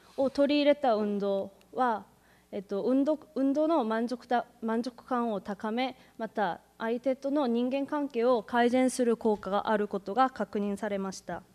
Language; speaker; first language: Japanese; non-native, fluent; Korean